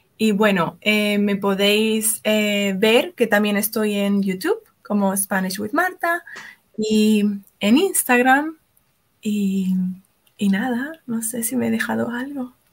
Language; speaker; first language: Spanish; native; Spanish